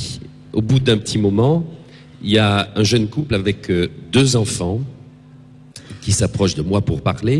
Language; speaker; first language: French; native; French